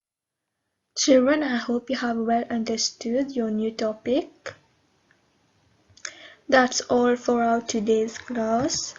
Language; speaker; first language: English; non-native, local second language; Morisyen